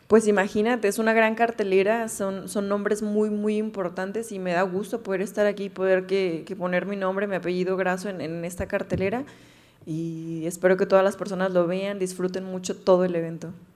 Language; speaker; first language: Spanish; native; Spanish